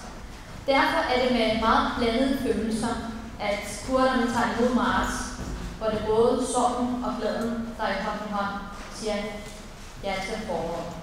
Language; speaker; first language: Danish; early bilingual, other home language; Kurdish